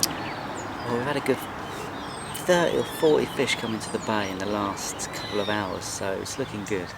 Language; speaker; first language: English; native; English